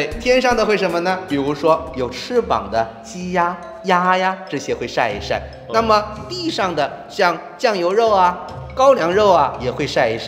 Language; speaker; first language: Chinese; native; Chinese